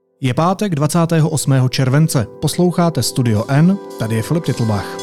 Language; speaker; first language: Czech; native; Czech